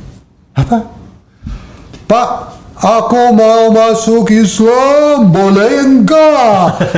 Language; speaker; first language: Indonesian; non-native, learner; English